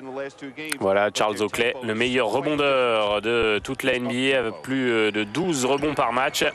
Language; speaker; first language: French; native; French